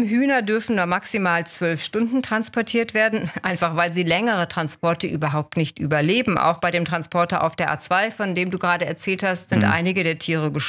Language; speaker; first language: German; native; German